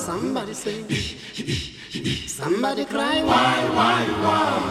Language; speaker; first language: English; native; English